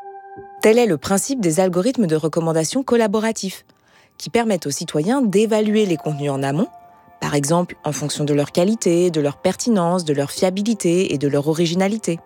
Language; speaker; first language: French; native; French